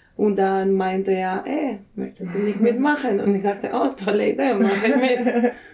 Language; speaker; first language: German; non-native, fluent; Spanish